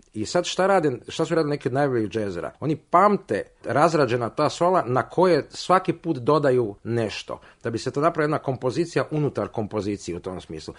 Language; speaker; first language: Croatian; native; Croatian